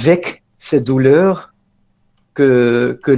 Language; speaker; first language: French; non-native, fluent; Dutch